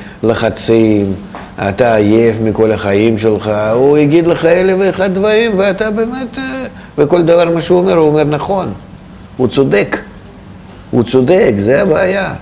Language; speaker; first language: Hebrew; non-native, fluent; Russian